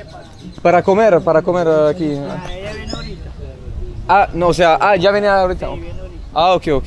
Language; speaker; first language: Spanish; non-native, learner; French